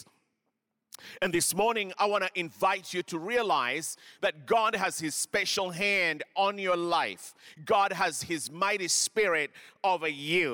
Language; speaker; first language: English; non-native, local second language; Luyia